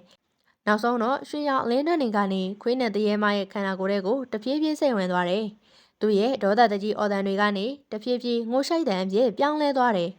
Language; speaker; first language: Burmese; native; Burmese